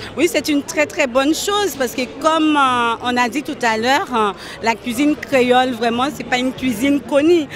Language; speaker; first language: French; non-native, local second language; Haitian Creole